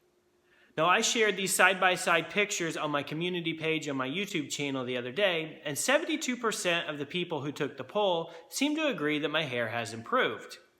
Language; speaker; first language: English; native; English